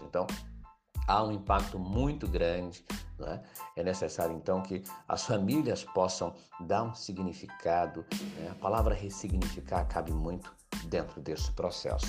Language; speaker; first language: Portuguese; native; Portuguese